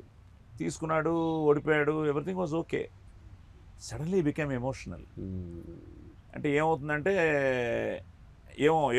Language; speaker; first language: Telugu; native; Telugu